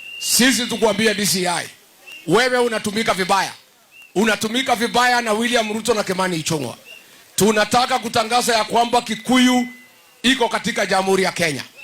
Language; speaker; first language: Swahili; non-native, local second language; Kikuyu